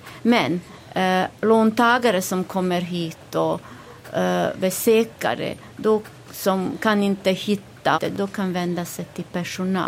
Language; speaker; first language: Swedish; non-native, fluent; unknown